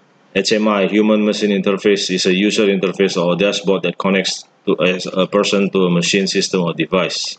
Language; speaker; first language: English; non-native, fluent; Indonesian